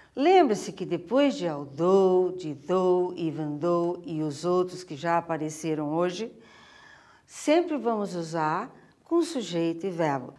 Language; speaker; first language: Portuguese; native; Portuguese